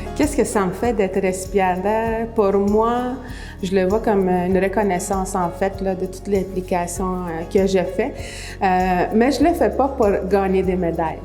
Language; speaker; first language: French; non-native, local second language; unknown